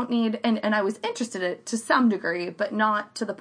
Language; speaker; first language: English; native; English